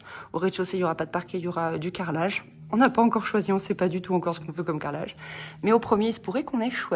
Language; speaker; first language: French; native; French